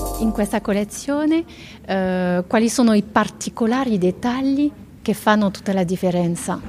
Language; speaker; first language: Italian; non-native, fluent; French